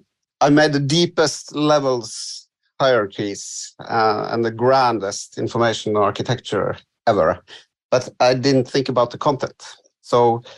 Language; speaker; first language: English; non-native, fluent; Norwegian